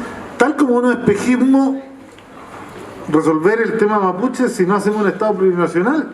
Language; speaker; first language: Spanish; native; Spanish